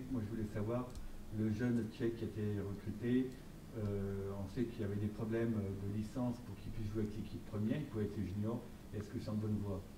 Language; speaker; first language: French; native; French